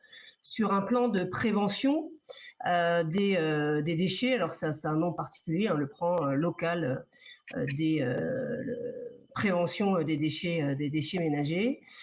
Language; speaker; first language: French; native; French